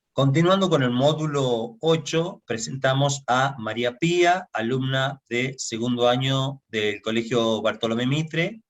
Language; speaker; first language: Spanish; native; Spanish